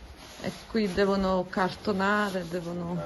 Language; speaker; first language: Italian; non-native, learner; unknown